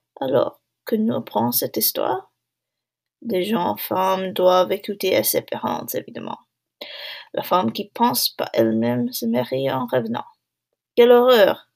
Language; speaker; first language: French; non-native, learner; English